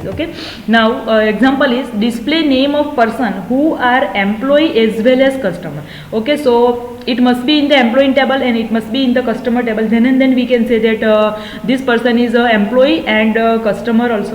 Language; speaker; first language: English; non-native, local second language; Gujarati